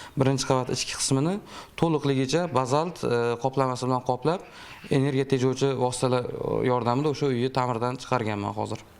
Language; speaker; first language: Uzbek; native; Uzbek